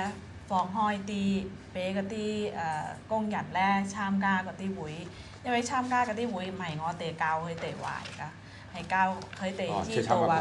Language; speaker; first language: Cantonese; non-native, fluent; Thai